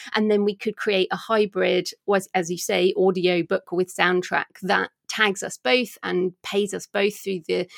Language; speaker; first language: English; native; English